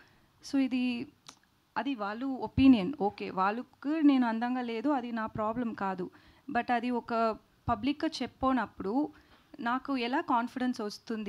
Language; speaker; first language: Telugu; non-native, learner; Tamil